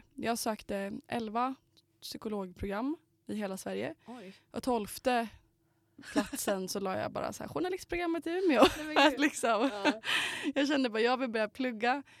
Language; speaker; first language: Swedish; native; Swedish